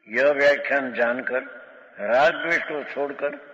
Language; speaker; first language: Hindi; non-native, local second language; Gujarati